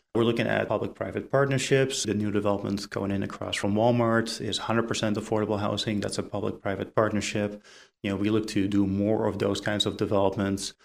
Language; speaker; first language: English; non-native, fluent; Dutch